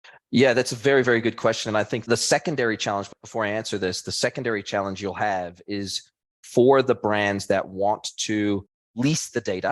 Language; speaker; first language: English; native; English